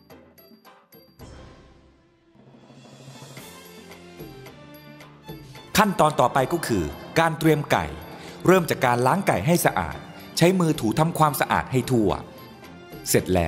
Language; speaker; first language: Thai; native; Thai